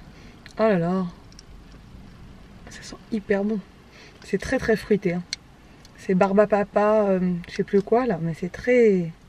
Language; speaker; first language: French; native; French